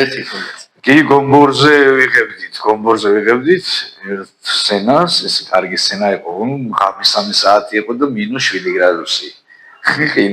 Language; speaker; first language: Georgian; native; Georgian